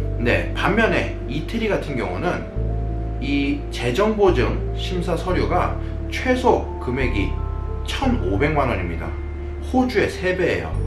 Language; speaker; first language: Korean; native; Korean